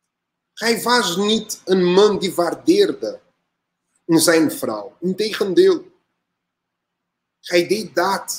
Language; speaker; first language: Dutch; non-native, learner; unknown